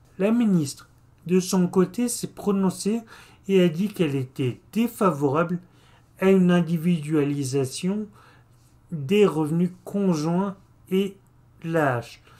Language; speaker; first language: French; native; French